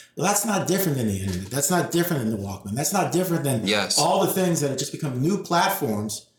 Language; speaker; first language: English; native; English